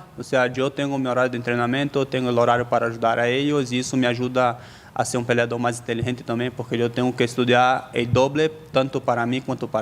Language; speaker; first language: Spanish; native; Spanish